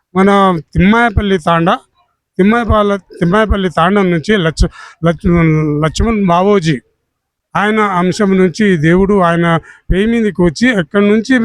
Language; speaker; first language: Telugu; non-native, local second language; Lambadi